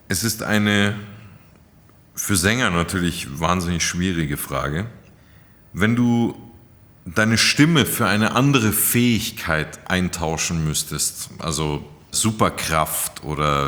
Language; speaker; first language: German; native; German